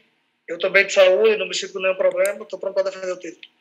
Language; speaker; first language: Portuguese; native; Portuguese